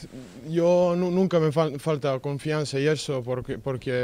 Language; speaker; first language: Spanish; non-native, learner; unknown